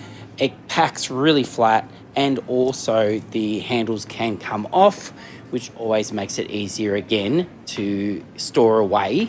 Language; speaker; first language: English; native; English